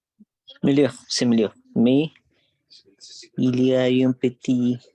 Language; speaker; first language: French; non-native, learner; Spanish